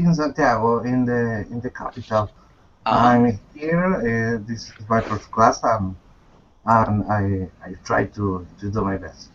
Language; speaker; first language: English; non-native, learner; Spanish